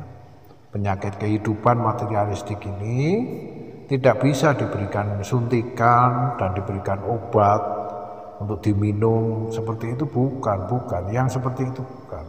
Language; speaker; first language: Indonesian; native; Indonesian